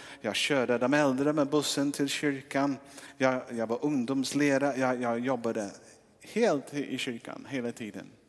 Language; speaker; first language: Swedish; non-native, fluent; English